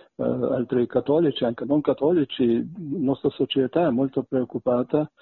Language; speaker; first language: Italian; non-native, fluent; Belarusian